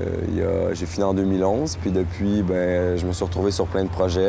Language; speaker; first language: French; native; French